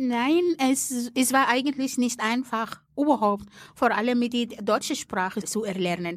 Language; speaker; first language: German; non-native, fluent; Arabic